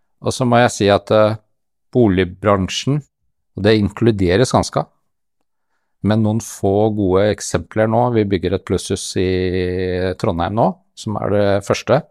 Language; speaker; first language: Norwegian; native; Norwegian